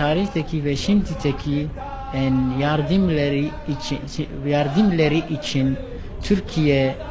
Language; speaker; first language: Turkish; non-native, learner; Somali